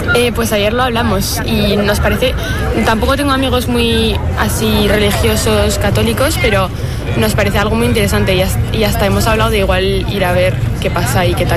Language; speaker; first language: Spanish; non-native, fluent; French